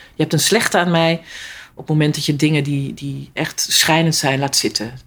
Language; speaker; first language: Dutch; early bilingual, other home language; Italian